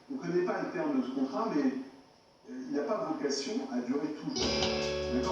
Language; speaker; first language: French; native; French